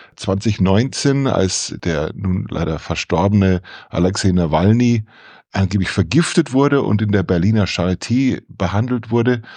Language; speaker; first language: German; non-native, fluent; English